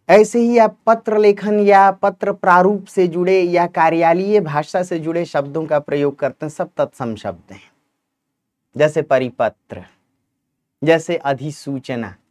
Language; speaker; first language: Hindi; native; Hindi